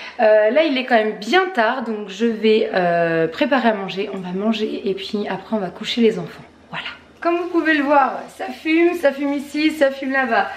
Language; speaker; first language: French; native; French